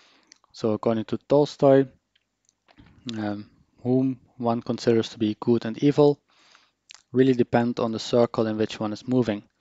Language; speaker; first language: English; non-native, fluent; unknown